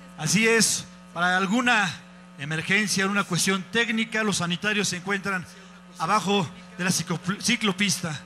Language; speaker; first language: Spanish; native; Spanish